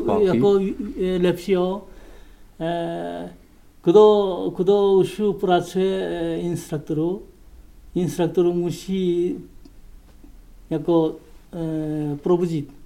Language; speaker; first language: Czech; non-native, learner; Korean